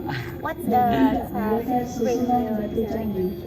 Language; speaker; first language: English; non-native, learner; Indonesian